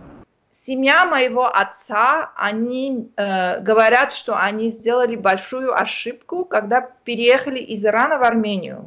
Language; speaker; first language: Russian; non-native, fluent; Armenian